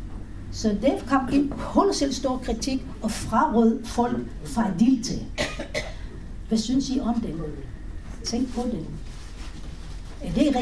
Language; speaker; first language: Danish; non-native, fluent; Hebrew